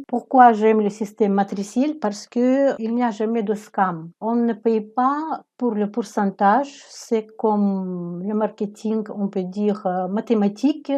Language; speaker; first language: French; non-native, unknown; Ukrainian